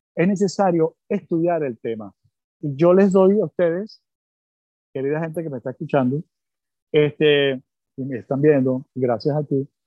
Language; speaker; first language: Spanish; early bilingual, other home language; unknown